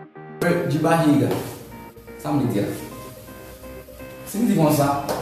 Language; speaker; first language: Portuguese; non-native, learner; Haitian Creole